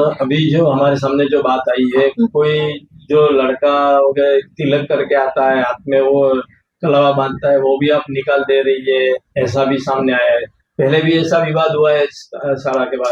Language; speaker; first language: Hindi; non-native, local second language; Gujarati